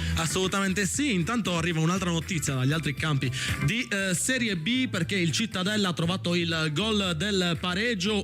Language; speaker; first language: Italian; native; Italian